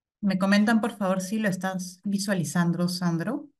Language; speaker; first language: Spanish; native; Spanish